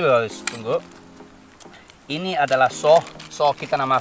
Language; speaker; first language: Indonesian; non-native, learner; English